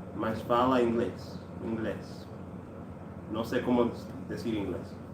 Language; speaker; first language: Portuguese; non-native, learner; English